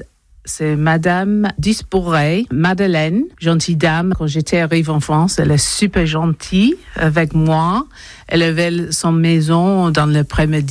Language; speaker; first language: French; non-native, learner; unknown